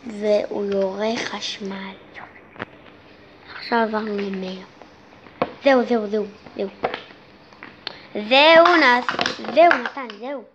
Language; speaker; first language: Hebrew; native; Hebrew